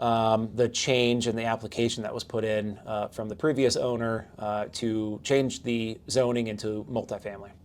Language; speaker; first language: English; native; English